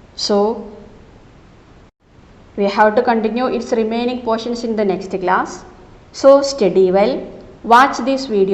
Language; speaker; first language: English; non-native, local second language; Malayalam